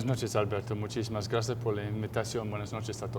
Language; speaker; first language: Spanish; non-native, fluent; English